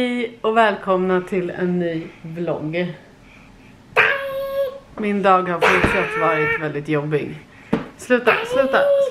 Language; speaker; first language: Swedish; native; Swedish